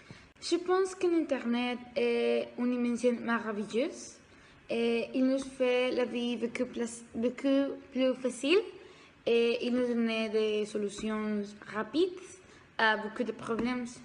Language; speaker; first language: French; non-native, learner; Spanish